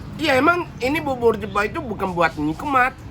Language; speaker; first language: Indonesian; non-native, fluent; Japanese